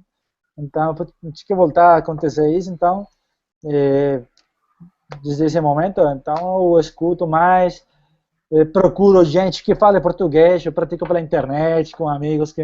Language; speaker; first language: Portuguese; non-native, fluent; Spanish